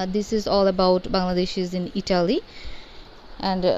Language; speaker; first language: English; non-native, local second language; Bangla